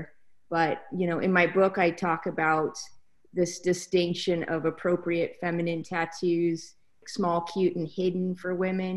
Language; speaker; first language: English; native; English